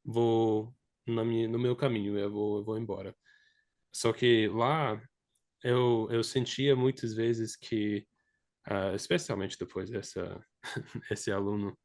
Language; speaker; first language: Portuguese; non-native, fluent; English